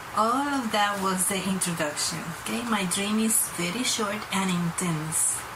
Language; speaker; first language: English; non-native, fluent; Spanish